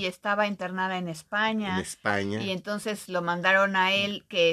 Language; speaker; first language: Spanish; native; Spanish